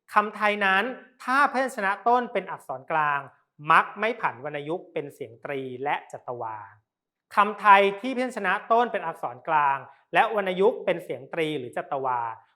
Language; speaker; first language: Thai; native; Thai